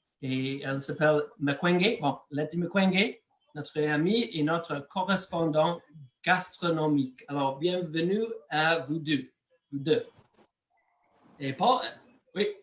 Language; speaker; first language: French; non-native, learner; English